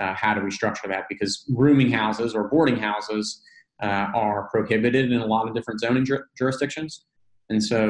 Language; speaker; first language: English; native; English